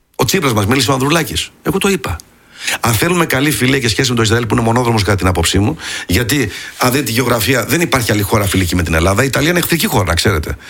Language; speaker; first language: Greek; early bilingual, heritage; Greek